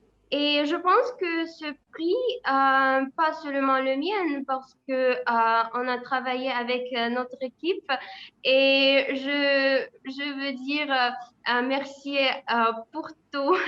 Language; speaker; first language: French; non-native, learner; Uzbek